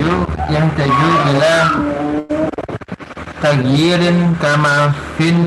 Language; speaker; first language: Arabic; non-native, learner; Indonesian